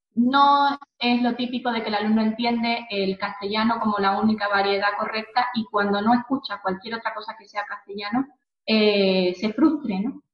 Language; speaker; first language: Spanish; native; Spanish